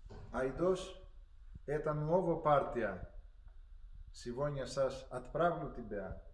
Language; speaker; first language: Russian; non-native, learner; Greek